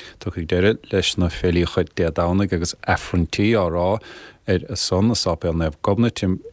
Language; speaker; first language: Irish; native; Irish